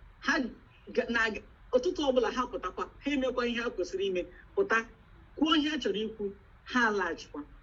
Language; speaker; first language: Igbo; native; Igbo